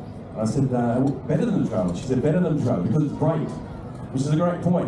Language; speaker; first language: English; native; English